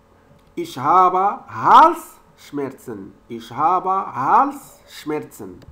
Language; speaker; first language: German; non-native, learner; French